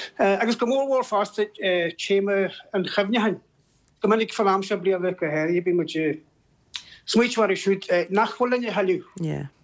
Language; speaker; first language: Irish; native; Irish